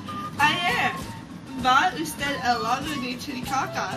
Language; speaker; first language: Spanish; non-native, learner; English